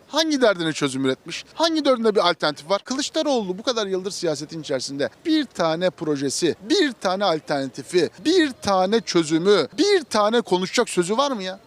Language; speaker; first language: Turkish; native; Turkish